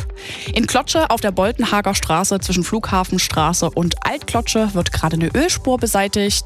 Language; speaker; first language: German; native; German